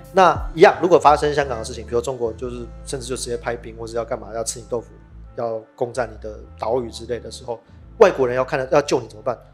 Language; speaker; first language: Chinese; native; Chinese